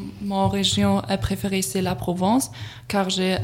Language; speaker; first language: French; non-native, learner; German